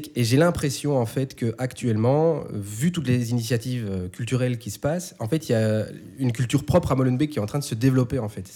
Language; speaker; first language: French; native; French